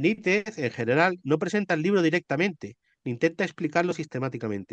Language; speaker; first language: Spanish; native; Spanish